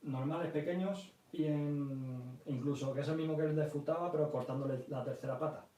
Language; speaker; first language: Spanish; early bilingual, other home language; English